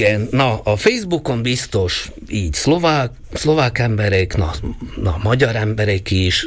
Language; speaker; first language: Hungarian; non-native, local second language; Slovak